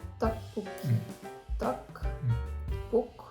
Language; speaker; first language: Korean; non-native, learner; English